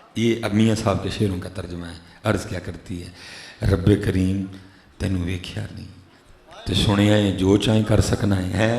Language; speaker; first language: Urdu; non-native, local second language; Punjabi